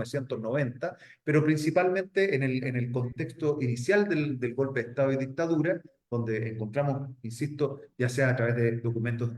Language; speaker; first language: Spanish; native; Spanish